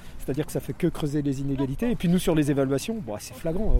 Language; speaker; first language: French; native; French